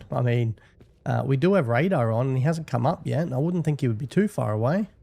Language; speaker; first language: English; native; English